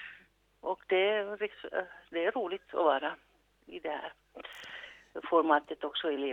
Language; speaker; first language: Swedish; non-native, local second language; Finnish